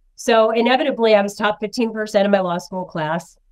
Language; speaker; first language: English; native; English